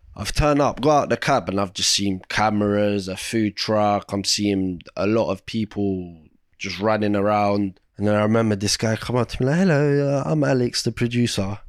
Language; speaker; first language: English; native; English